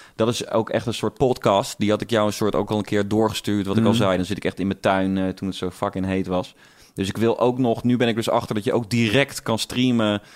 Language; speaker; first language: Dutch; native; Dutch